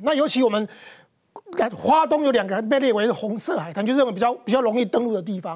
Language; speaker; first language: Chinese; native; Chinese